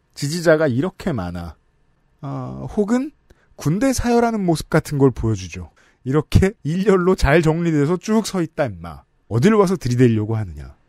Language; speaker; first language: Korean; native; Korean